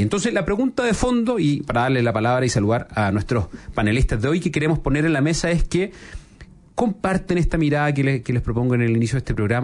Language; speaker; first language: Spanish; native; Spanish